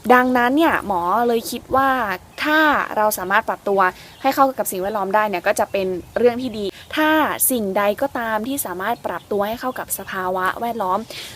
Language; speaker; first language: Thai; native; Thai